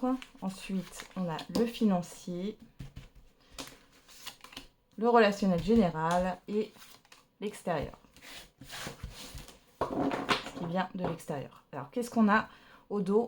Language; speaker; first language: French; native; French